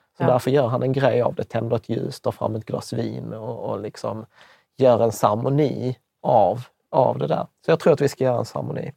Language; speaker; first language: Swedish; early bilingual, other home language; Czech